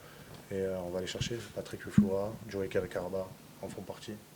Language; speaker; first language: French; native; French